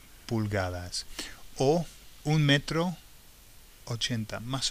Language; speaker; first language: Spanish; non-native, fluent; English